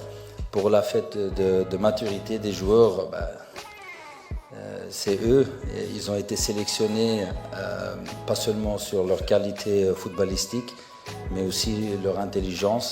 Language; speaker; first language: French; non-native, fluent; Arabic